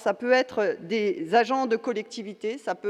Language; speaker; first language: French; native; French